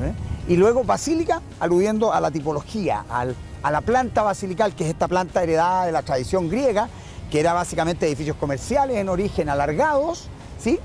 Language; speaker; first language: Spanish; native; Spanish